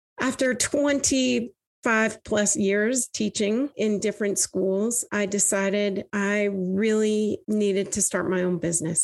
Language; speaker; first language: English; native; English